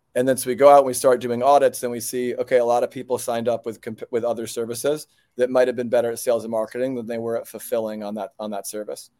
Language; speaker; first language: English; native; English